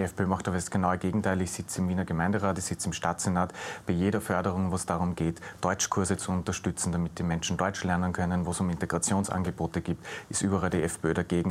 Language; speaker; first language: German; native; German